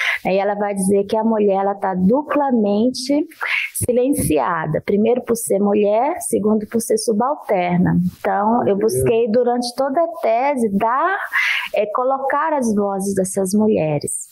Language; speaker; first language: Portuguese; native; Portuguese